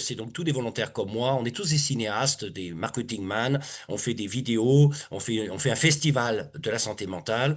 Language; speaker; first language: French; native; French